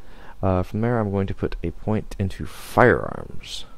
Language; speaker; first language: English; native; English